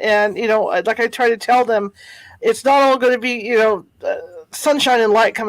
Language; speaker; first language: English; native; English